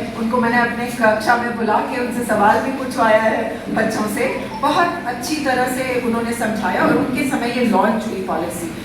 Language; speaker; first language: Hindi; native; Hindi